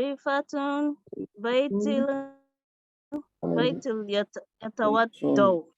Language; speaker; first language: Arabic; non-native, learner; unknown